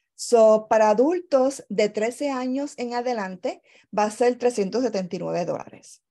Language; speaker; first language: Spanish; native; Spanish